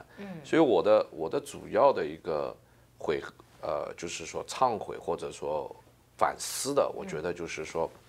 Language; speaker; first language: Chinese; native; Chinese